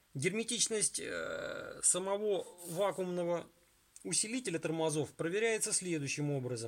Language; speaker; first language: Russian; native; Russian